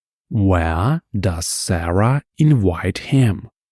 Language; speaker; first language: English; non-native, fluent; Ukrainian